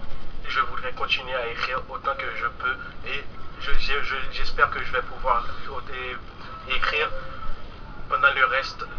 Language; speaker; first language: French; non-native, local second language; Haitian Creole